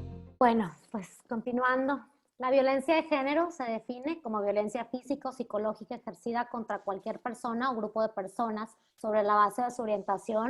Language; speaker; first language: Spanish; native; Spanish